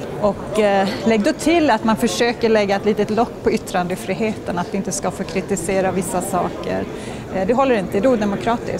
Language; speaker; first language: Swedish; native; Swedish